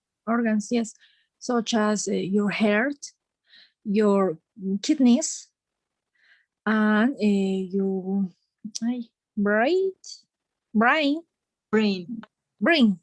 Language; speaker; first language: English; non-native, learner; Spanish